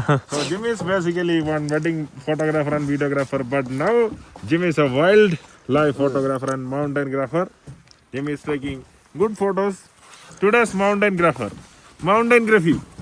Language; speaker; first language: English; non-native, local second language; Malayalam